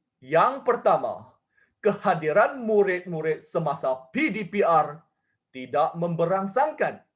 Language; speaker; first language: Malay; non-native, local second language; Chinese